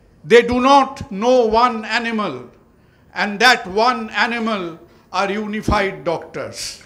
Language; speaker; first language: English; non-native, local second language; Bangla